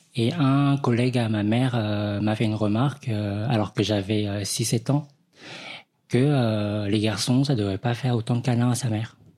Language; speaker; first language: French; early bilingual, other home language; Vietnamese